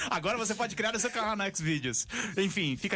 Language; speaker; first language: Portuguese; native; Portuguese